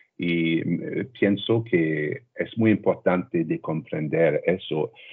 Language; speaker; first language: Spanish; non-native, learner; French